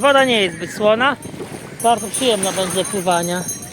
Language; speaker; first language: Polish; native; Polish